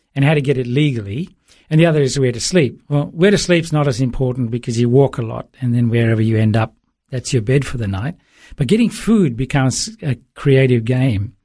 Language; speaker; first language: English; early bilingual, other home language; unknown